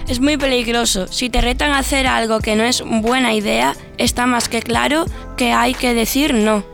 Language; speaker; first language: Spanish; native; Spanish